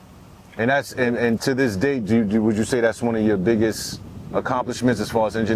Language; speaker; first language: English; native; English